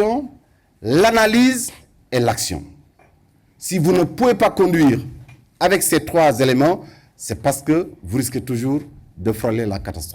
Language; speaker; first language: French; non-native, local second language; Wolof